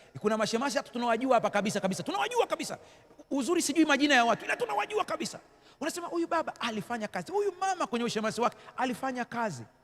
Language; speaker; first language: Swahili; native; Swahili